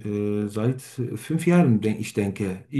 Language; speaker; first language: German; non-native, fluent; Turkish